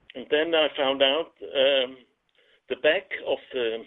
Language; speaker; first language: English; non-native, fluent; Swiss German